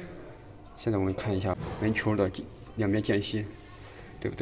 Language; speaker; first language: Chinese; native; Chinese